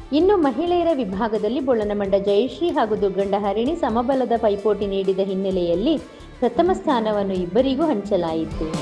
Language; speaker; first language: Kannada; native; Kannada